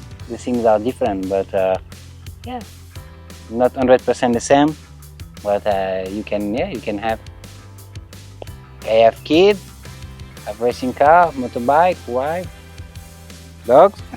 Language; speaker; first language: English; non-native, learner; French